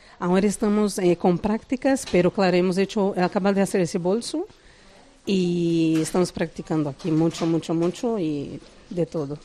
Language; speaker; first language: Spanish; non-native, fluent; Portuguese